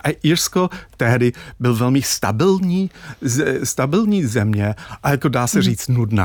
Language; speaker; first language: Czech; non-native, fluent; English